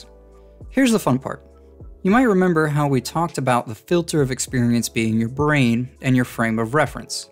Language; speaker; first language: English; native; English